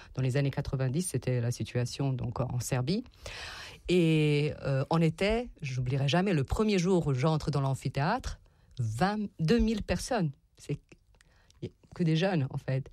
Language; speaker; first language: French; non-native, fluent; Serbian